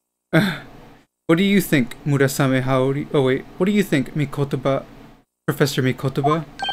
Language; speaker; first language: English; native; English